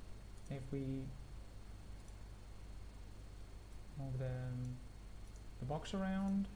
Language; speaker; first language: English; non-native, fluent; Spanish